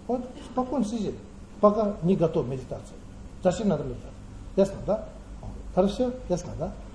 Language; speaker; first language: Russian; non-native, learner; Tibetan